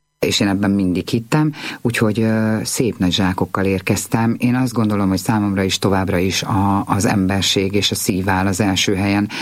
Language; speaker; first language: Hungarian; native; Hungarian